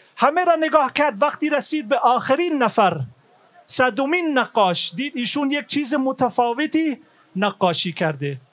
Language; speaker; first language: Persian; non-native, fluent; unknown